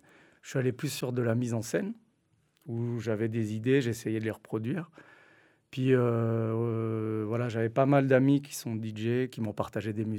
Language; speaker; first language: French; native; French